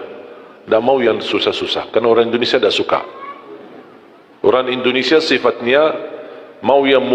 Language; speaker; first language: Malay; non-native, fluent; Arabic